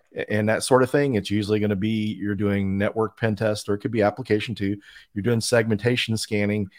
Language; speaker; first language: English; native; English